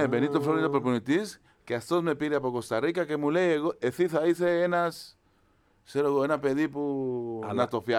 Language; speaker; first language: Greek; non-native, learner; Spanish